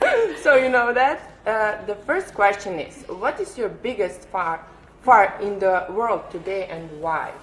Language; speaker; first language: English; non-native, learner; Serbian